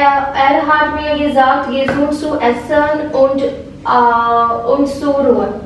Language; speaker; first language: German; non-native, learner; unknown